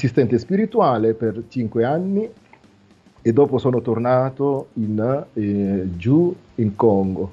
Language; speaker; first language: Italian; non-native, fluent; Nande